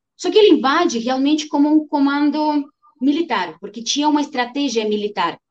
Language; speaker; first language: Portuguese; non-native, fluent; Ukrainian